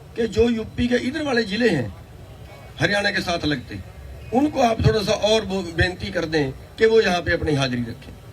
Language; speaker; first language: Hindi; native; Hindi